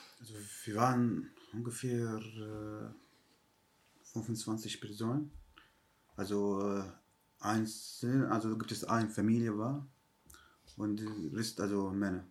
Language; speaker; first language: German; non-native, learner; Arabic